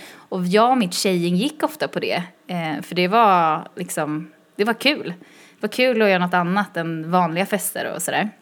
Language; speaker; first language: Swedish; early bilingual, other home language; Chinese